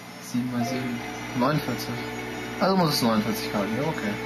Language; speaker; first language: German; native; German